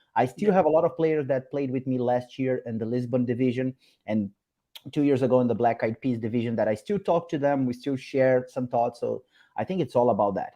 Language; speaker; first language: English; non-native, fluent; Portuguese